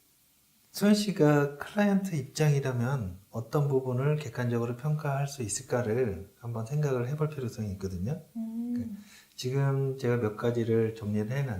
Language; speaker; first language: Korean; native; Korean